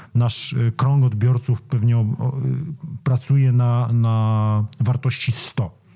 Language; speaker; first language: Polish; native; Polish